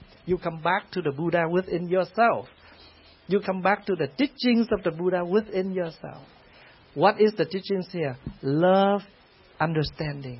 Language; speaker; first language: English; non-native, fluent; Vietnamese